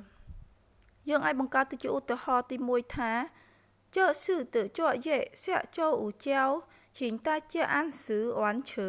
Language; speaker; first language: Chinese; non-native, fluent; Khmer